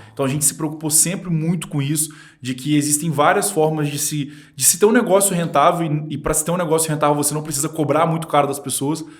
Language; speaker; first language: Portuguese; native; Portuguese